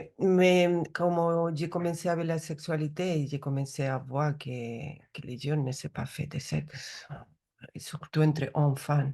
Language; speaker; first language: French; non-native, learner; Spanish